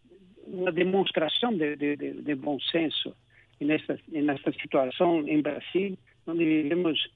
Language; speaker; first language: Spanish; non-native, local second language; Portuguese